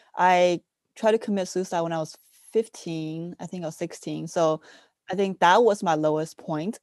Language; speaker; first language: English; early bilingual, other home language; Chinese